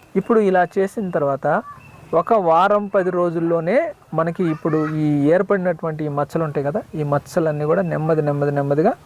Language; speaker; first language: Telugu; non-native, local second language; Koya